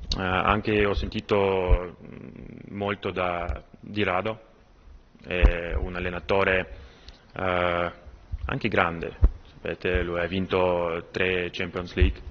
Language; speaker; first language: Italian; non-native, learner; Russian